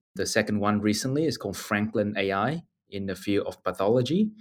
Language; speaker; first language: English; non-native, fluent; Vietnamese